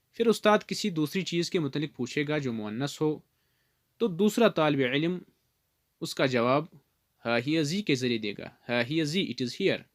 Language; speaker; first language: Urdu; non-native, local second language; Kashmiri